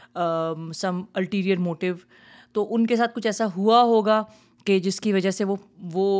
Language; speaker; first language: Urdu; native; Urdu